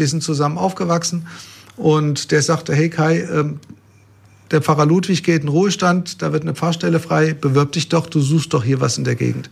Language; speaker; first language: German; native; German